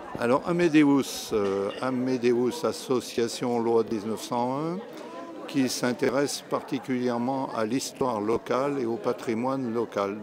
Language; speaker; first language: French; native; French